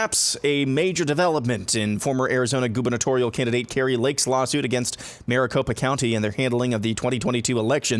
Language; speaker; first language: English; native; English